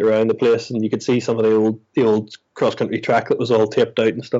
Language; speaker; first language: English; native; English